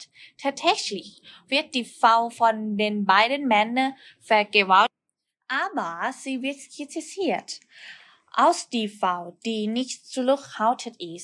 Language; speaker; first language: German; non-native, learner; Thai